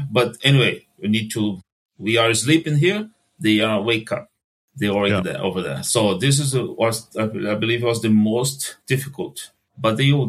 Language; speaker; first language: English; non-native, fluent; Portuguese